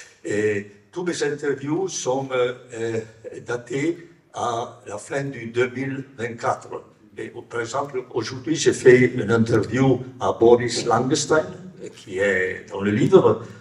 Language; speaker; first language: French; non-native, fluent; Italian